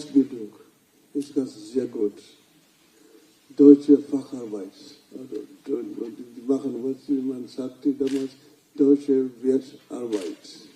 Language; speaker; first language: German; non-native, fluent; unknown